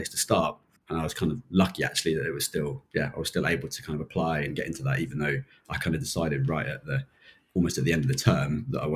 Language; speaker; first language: English; native; English